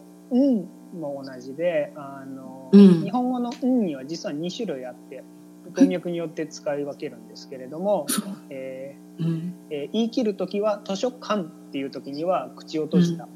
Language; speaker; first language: Japanese; native; Japanese